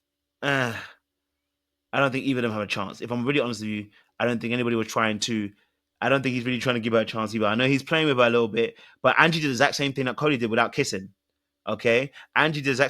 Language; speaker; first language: English; native; English